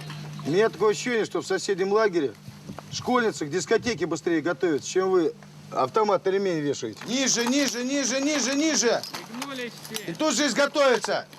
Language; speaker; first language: Russian; native; Russian